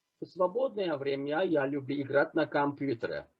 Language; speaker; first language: Russian; non-native, fluent; Turkish